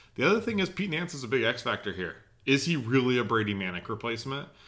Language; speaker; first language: English; native; English